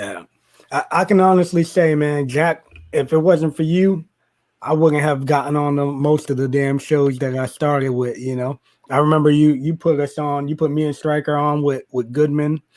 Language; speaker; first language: English; native; English